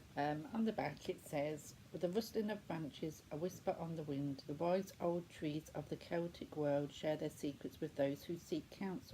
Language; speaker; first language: English; native; English